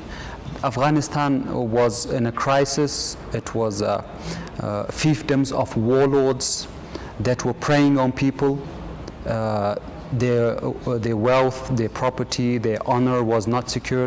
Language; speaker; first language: English; non-native, fluent; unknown